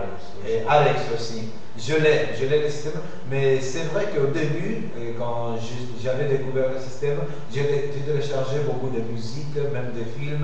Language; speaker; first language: French; non-native, fluent; Spanish